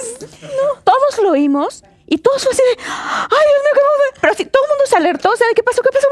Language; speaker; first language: Spanish; native; Spanish